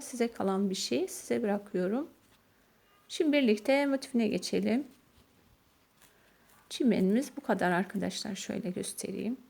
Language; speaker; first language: Turkish; native; Turkish